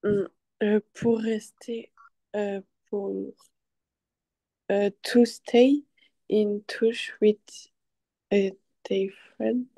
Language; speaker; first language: English; non-native, learner; French